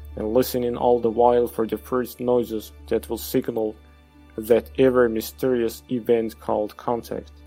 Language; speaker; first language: English; non-native, fluent; Azerbaijani